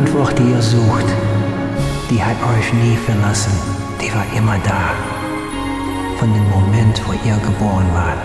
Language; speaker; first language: German; non-native, fluent; English